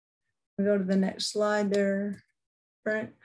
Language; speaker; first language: English; native; English